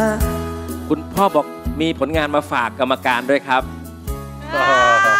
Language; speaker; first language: Thai; native; Thai